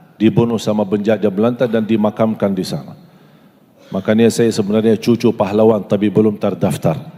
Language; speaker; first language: Indonesian; non-native, fluent; Arabic